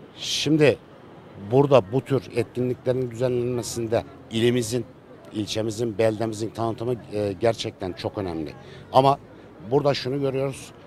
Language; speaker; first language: Turkish; native; Turkish